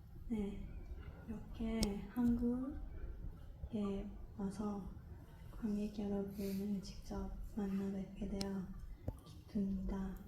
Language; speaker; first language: Korean; non-native, learner; Japanese